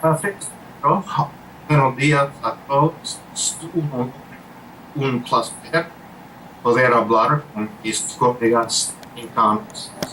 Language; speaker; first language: Spanish; non-native, fluent; English